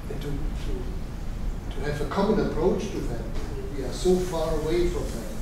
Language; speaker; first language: English; non-native, fluent; German